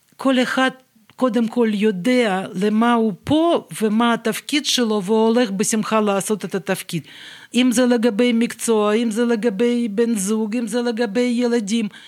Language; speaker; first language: Hebrew; non-native, fluent; Russian